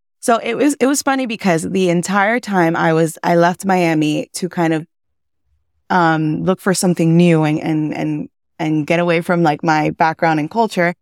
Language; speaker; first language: English; early bilingual, other home language; Spanish